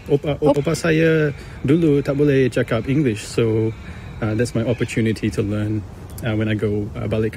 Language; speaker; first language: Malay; early bilingual, heritage; English